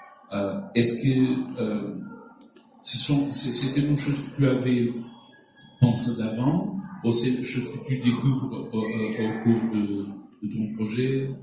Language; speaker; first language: French; non-native, fluent; Portuguese